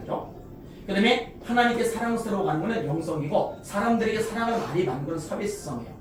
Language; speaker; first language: Korean; native; Korean